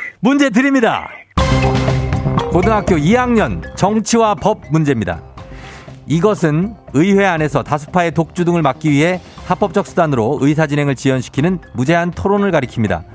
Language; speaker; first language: Korean; native; Korean